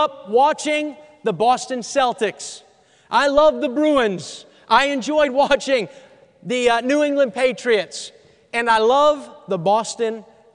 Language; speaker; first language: English; native; English